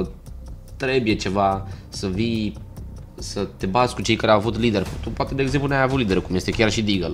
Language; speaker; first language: Romanian; native; Romanian